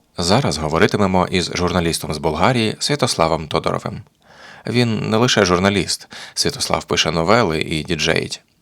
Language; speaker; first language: Ukrainian; native; Ukrainian